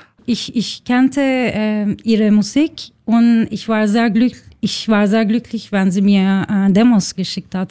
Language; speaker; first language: German; non-native, learner; Turkish